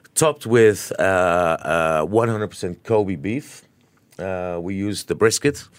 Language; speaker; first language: English; native; English